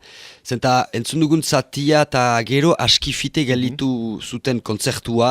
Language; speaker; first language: Basque; native; Basque